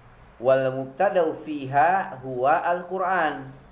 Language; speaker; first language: Arabic; non-native, fluent; Indonesian